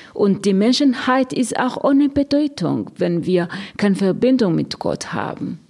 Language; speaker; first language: German; non-native, fluent; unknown